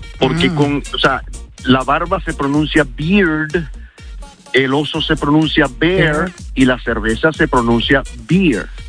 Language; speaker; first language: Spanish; early bilingual, heritage; Spanish